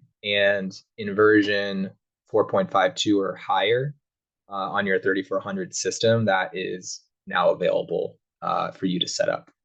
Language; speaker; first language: English; native; English